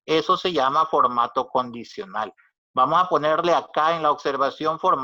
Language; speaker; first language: Spanish; native; Spanish